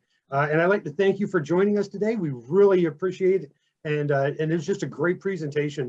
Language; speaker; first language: English; native; English